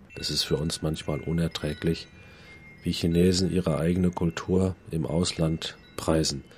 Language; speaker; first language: German; native; German